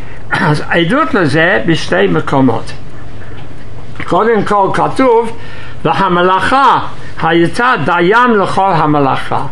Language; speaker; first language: Hebrew; non-native, fluent; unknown